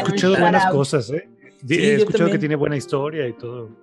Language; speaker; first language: Spanish; native; Spanish